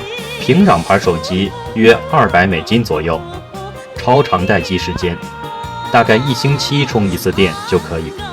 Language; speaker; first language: Chinese; native; Chinese